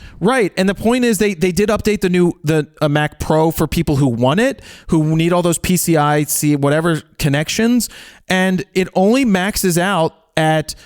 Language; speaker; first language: English; native; English